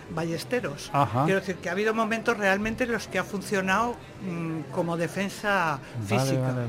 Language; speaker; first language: Spanish; native; Spanish